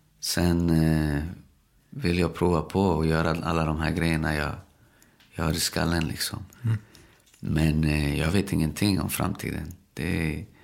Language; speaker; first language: Swedish; early bilingual, other home language; Spanish